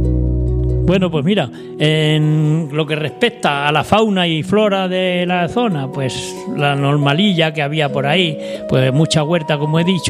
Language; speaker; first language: Spanish; native; Spanish